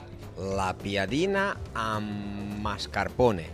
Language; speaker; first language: Catalan; non-native, fluent; Italian